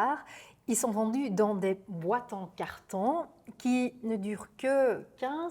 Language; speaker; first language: French; non-native, local second language; Dutch